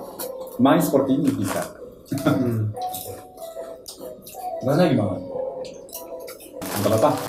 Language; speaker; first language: Indonesian; non-native, learner; Korean